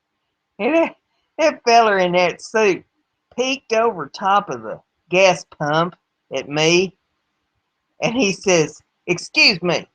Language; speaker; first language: English; native; English